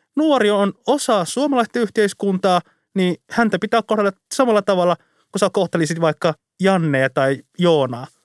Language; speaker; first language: Finnish; early bilingual, other home language; Somali